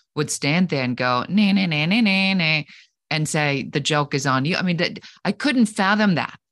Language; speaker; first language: English; non-native, fluent; German